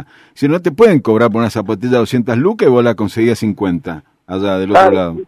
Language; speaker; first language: Spanish; native; Spanish